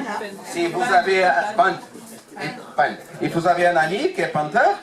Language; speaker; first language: French; non-native, learner; Portuguese